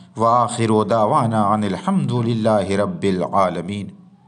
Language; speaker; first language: Hindi; native; Hindi